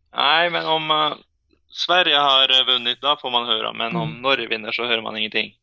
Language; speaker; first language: Swedish; non-native, fluent; Norwegian